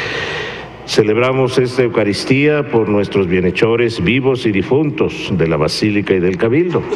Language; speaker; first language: Spanish; native; Spanish